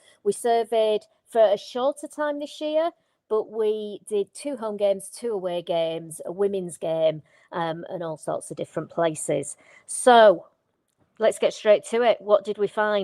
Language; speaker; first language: English; native; English